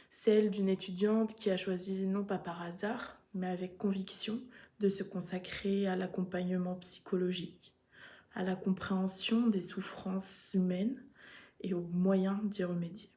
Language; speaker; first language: French; native; French